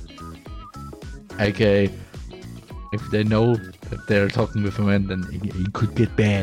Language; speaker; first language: English; non-native, fluent; German